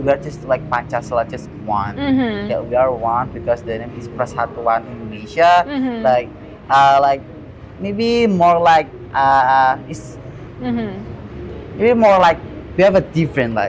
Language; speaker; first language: English; non-native, learner; Indonesian